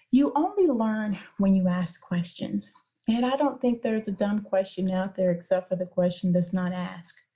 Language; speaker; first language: English; native; English